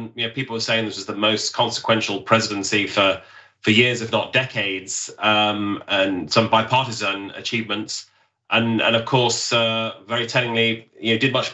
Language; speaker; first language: English; native; English